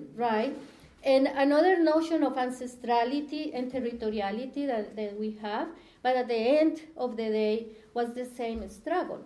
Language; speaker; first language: English; non-native, fluent; Spanish